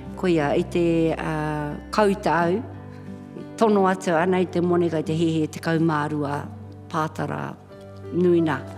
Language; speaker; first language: Māori; non-native, local second language; English